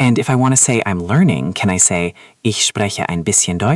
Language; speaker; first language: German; non-native, learner; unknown